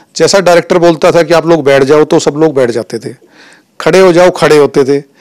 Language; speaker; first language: Hindi; native; Hindi